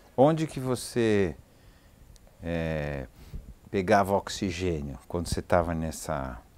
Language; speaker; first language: Portuguese; native; Portuguese